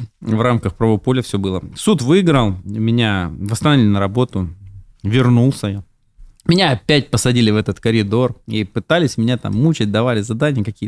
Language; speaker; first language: Russian; native; Russian